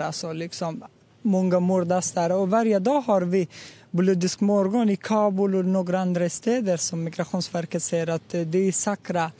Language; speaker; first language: Swedish; non-native, learner; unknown